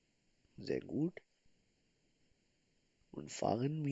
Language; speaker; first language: German; non-native, fluent; Urdu